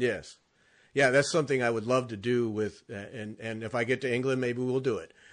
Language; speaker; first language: English; native; English